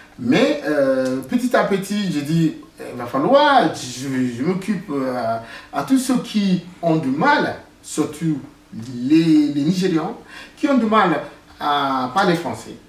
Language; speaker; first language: French; non-native, fluent; English